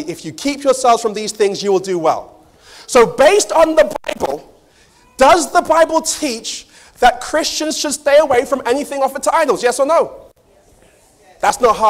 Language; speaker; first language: English; native; English